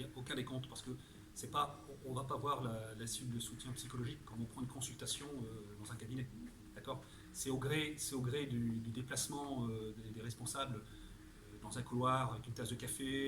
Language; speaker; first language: French; native; French